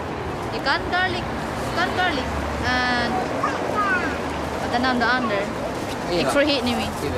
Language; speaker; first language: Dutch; non-native, learner; Cebuano